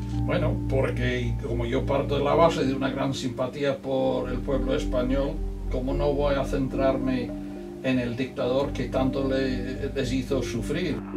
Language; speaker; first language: Spanish; non-native, fluent; English